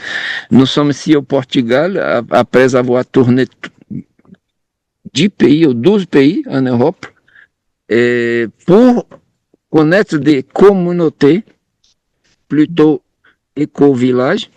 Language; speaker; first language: French; non-native, fluent; Portuguese